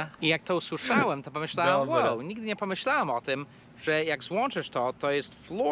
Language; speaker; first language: Polish; non-native, fluent; English